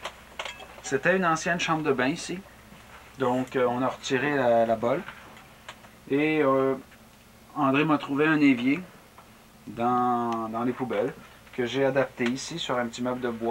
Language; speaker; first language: French; native; French